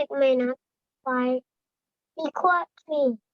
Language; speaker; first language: English; non-native, learner; Thai